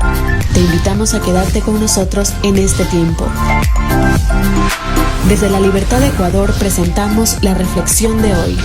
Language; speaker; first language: Spanish; native; Spanish